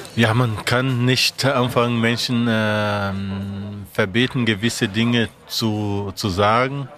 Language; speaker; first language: German; non-native, fluent; Portuguese